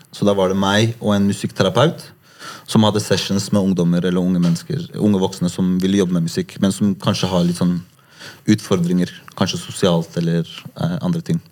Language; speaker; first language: Norwegian; early bilingual, other home language; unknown